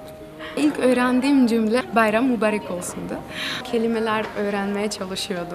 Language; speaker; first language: Turkish; non-native, fluent; Macedonian